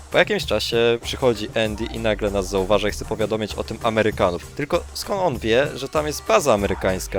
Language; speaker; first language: Polish; native; Polish